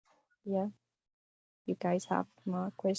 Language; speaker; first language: English; non-native, fluent; Spanish